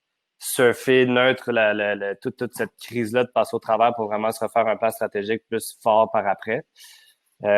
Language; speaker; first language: French; native; French